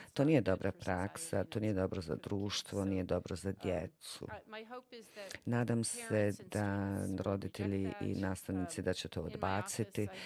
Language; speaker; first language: Bosnian; non-native, fluent; English